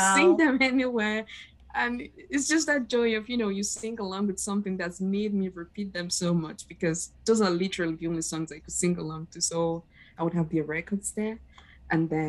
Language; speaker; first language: English; non-native, local second language; Igbo